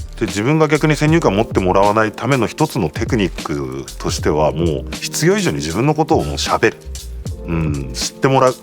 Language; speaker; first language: Japanese; native; Japanese